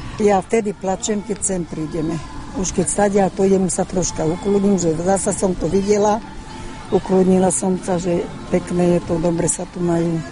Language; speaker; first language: Slovak; native; Slovak